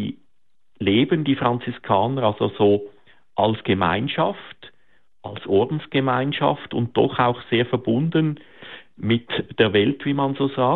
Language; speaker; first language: German; native; German